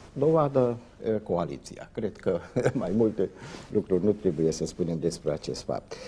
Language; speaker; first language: Romanian; non-native, local second language; Hungarian